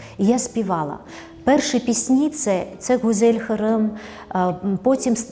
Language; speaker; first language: Ukrainian; non-native, fluent; Russian